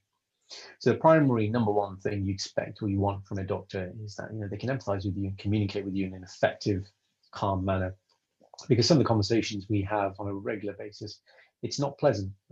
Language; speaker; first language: English; native; English